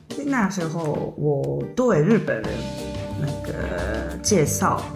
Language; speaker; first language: Chinese; non-native, learner; Japanese